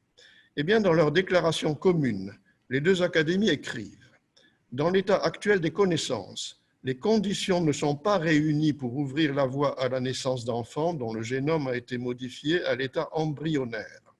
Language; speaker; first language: French; native; French